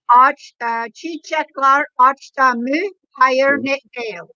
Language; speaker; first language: Turkish; non-native, learner; English